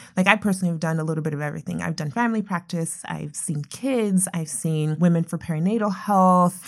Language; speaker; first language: English; non-native, local second language; Yoruba